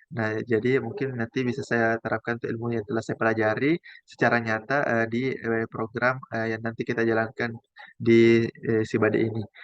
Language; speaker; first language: Indonesian; native; Indonesian